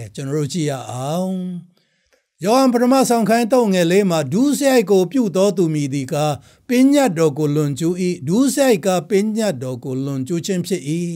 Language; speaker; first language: Burmese; non-native, local second language; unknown